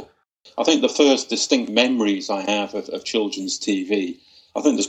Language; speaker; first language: English; native; English